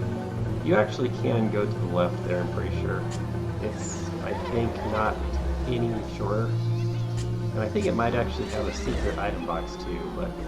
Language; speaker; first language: English; native; English